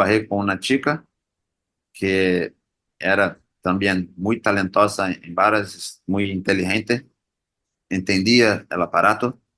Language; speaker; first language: Spanish; non-native, learner; Portuguese